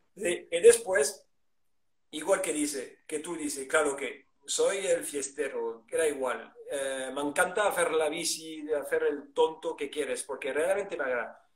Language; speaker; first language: Spanish; non-native, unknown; French